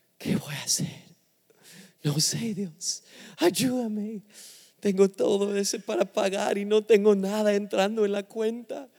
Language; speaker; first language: Spanish; non-native, fluent; English